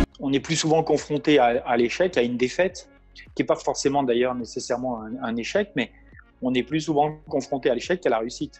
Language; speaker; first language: French; native; French